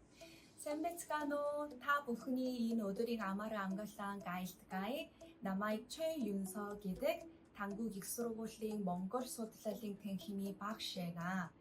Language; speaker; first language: Mongolian; non-native, fluent; Korean